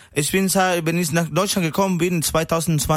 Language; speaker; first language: German; non-native, learner; Spanish